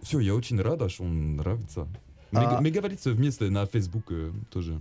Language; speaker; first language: Russian; non-native, learner; French